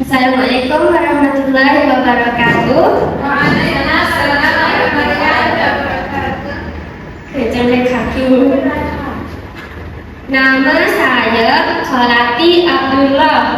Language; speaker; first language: Indonesian; non-native, learner; Malay